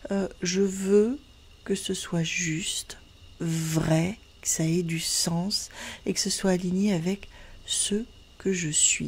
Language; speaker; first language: French; native; French